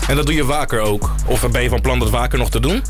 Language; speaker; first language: Dutch; native; Dutch